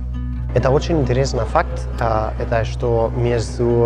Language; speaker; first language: Russian; non-native, learner; Spanish